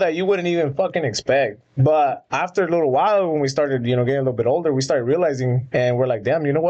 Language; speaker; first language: English; early bilingual, other home language; Spanish